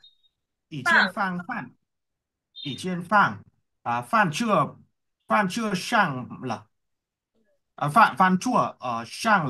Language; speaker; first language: Chinese; non-native, learner; Vietnamese